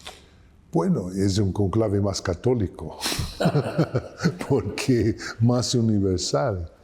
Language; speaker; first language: Spanish; non-native, fluent; English